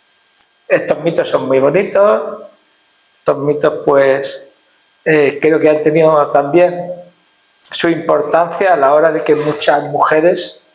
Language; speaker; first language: Spanish; native; Spanish